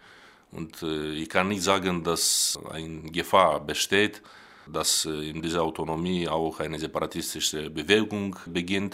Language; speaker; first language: German; non-native, fluent; Romanian